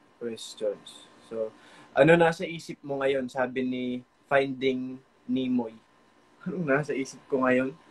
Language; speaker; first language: Filipino; non-native, local second language; Pampanga